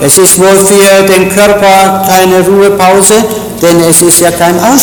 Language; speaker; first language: German; native; German